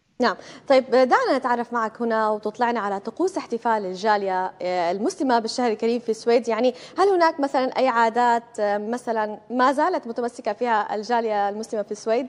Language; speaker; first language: Arabic; native; Arabic